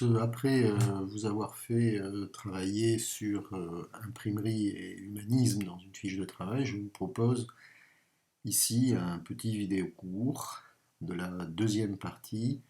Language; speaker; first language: French; native; French